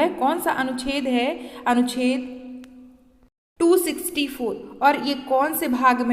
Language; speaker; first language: Hindi; native; Hindi